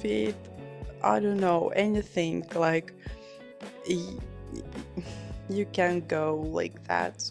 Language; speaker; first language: English; non-native, fluent; Georgian